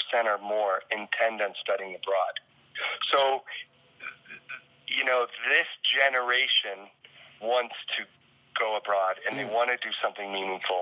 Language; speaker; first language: English; native; English